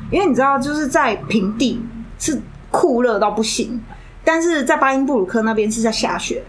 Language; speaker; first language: Chinese; native; Chinese